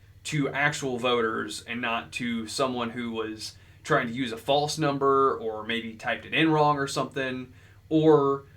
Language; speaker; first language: English; native; English